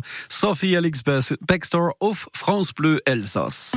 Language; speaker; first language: German; native; German